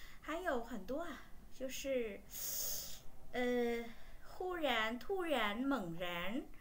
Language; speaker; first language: Chinese; non-native, fluent; Vietnamese